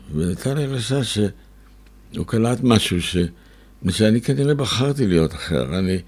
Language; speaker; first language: Hebrew; native; Hebrew